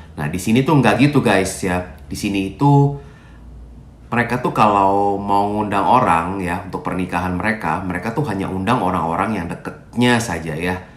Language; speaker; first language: Indonesian; native; Indonesian